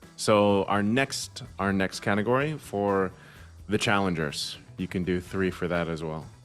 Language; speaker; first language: English; non-native, local second language; Filipino